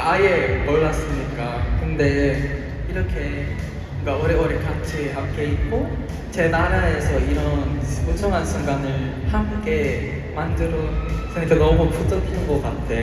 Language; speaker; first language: Korean; non-native, learner; Filipino